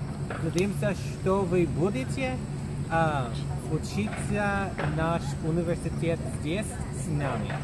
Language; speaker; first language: Russian; non-native, learner; English